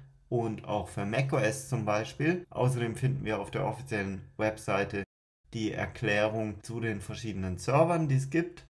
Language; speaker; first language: German; native; German